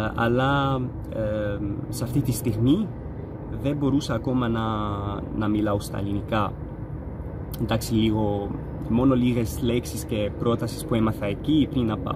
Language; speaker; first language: Greek; non-native, fluent; Arabic